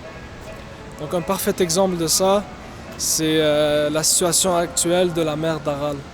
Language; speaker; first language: French; non-native, local second language; Arabic